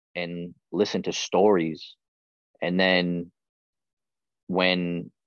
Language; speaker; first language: English; native; English